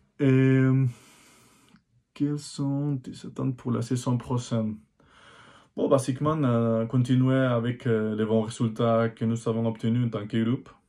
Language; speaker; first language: French; non-native, fluent; Spanish